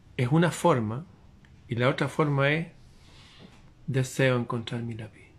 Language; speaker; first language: Spanish; native; Spanish